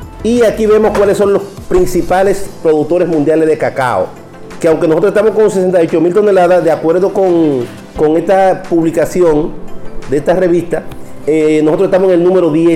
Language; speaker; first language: Spanish; native; Spanish